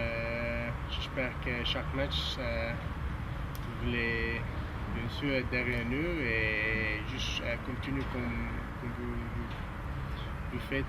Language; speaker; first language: French; non-native, learner; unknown